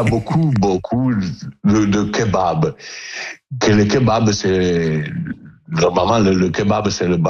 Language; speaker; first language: French; non-native, learner; Italian